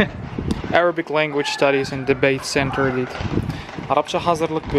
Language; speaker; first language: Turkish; non-native, learner; Kazakh